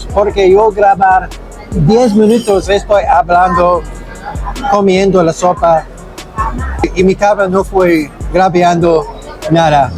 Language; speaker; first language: Spanish; non-native, learner; English